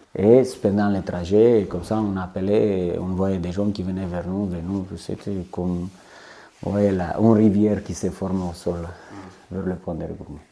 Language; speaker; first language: French; non-native, fluent; Romanian